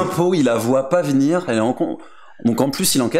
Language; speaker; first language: French; native; French